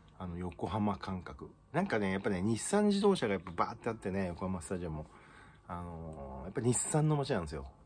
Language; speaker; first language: Japanese; native; Japanese